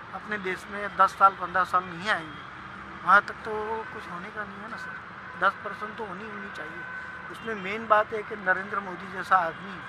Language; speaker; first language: Hindi; non-native, local second language; Gujarati